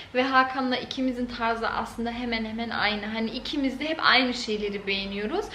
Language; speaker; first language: Turkish; early bilingual, heritage; Turkish